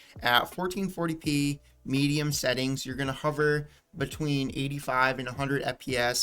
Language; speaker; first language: English; native; English